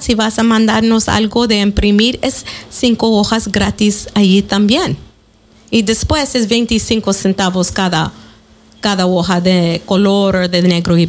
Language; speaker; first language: Spanish; early bilingual, heritage; Spanish